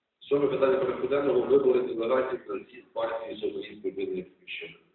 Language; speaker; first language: Ukrainian; native; Ukrainian